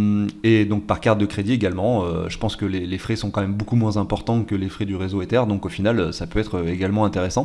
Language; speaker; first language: French; native; French